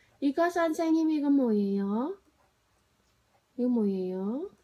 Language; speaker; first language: Korean; non-native, learner; Thai